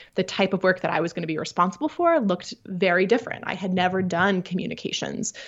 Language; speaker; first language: English; native; English